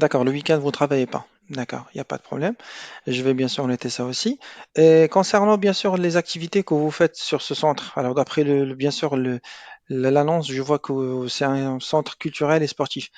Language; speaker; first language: French; non-native, local second language; Arabic